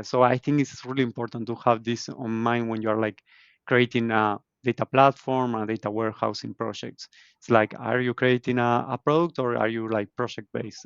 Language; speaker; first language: English; non-native, fluent; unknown